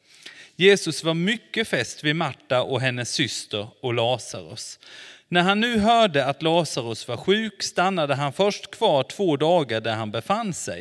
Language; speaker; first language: Swedish; non-native, fluent; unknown